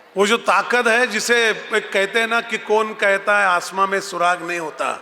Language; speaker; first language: Hindi; non-native, local second language; Marathi